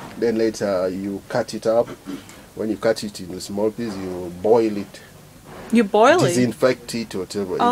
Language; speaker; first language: English; non-native, local second language; Acoli